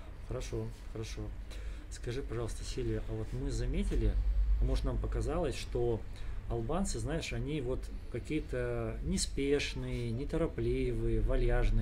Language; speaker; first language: Russian; native; Russian